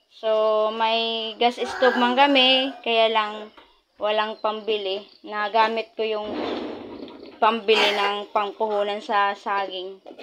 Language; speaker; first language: Filipino; non-native, local second language; Masbatenyo